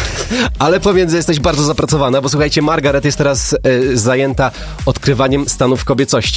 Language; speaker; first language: Polish; native; Polish